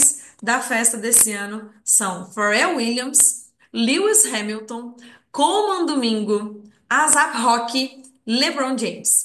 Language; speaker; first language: Portuguese; native; Portuguese